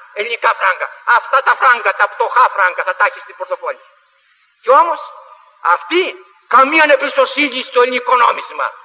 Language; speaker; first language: Greek; native; Greek